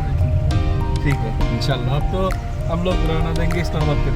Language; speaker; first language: Hindi; non-native, learner; Bangla